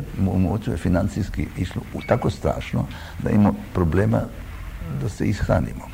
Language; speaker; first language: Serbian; early bilingual, heritage; Croatian